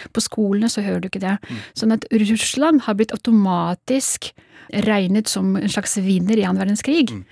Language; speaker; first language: Norwegian; non-native, fluent; Russian